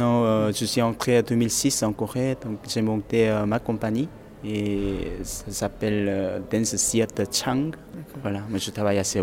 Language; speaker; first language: French; non-native, fluent; Korean